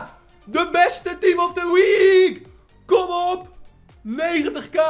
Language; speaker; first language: Dutch; native; Dutch